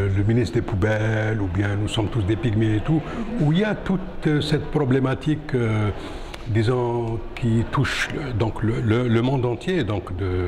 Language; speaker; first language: French; non-native, local second language; Arabic